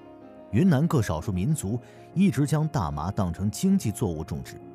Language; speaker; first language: Chinese; native; Chinese